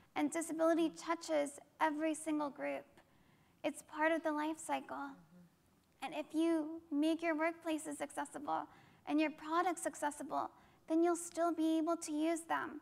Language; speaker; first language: English; native; English